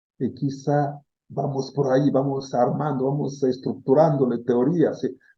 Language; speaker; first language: Spanish; non-native, fluent; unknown